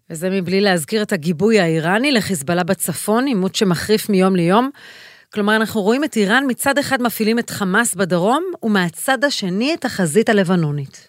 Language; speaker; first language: Hebrew; native; Hebrew